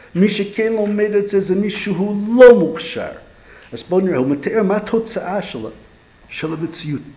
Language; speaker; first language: Hebrew; non-native, fluent; English